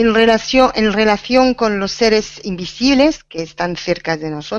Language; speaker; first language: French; non-native, fluent; Spanish